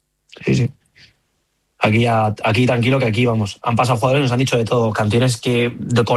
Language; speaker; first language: Spanish; native; Spanish